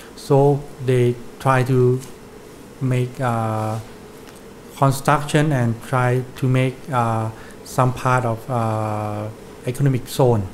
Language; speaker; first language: English; non-native, learner; Thai